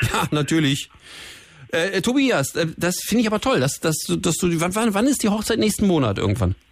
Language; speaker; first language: German; native; German